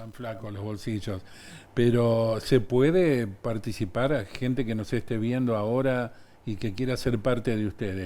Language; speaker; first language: Spanish; native; Spanish